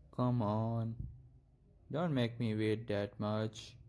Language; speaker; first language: English; non-native, local second language; Urdu